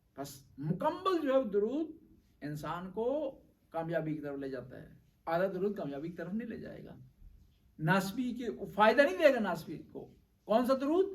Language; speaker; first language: Urdu; non-native, local second language; Punjabi